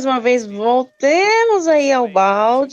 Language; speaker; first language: Portuguese; native; Portuguese